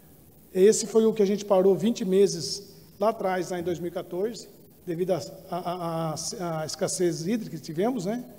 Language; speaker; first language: Portuguese; native; Portuguese